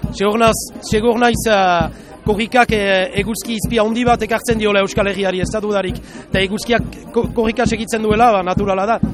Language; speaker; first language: Basque; non-native, local second language; French